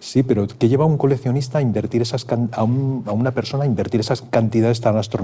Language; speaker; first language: Spanish; native; Spanish